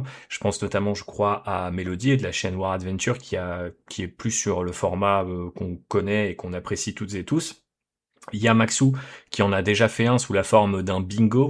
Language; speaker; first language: French; native; French